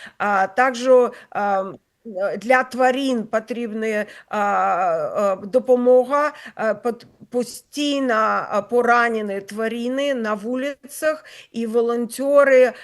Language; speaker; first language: Ukrainian; non-native, local second language; Russian